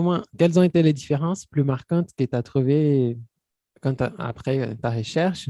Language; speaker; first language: French; non-native, fluent; Portuguese